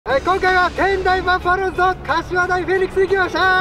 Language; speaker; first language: Japanese; native; Japanese